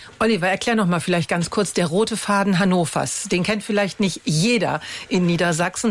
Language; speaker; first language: German; native; German